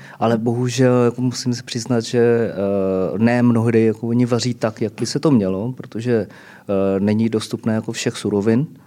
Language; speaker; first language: Czech; early bilingual, other home language; Vietnamese